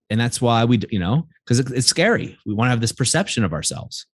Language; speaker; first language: English; native; English